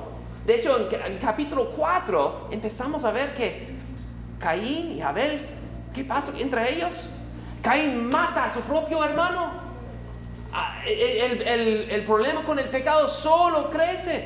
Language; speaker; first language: Spanish; non-native, fluent; English